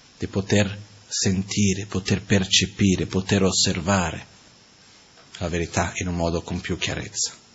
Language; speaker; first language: Italian; non-native, fluent; Portuguese